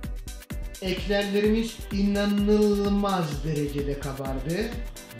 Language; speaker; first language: Turkish; native; Turkish